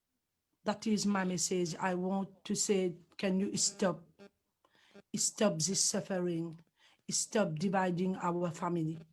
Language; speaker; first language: English; non-native, learner; Morisyen